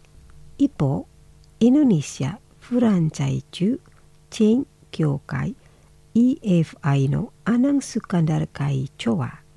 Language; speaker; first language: Japanese; non-native, fluent; Indonesian